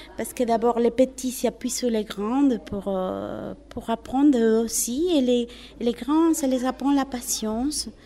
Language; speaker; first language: French; non-native, fluent; Spanish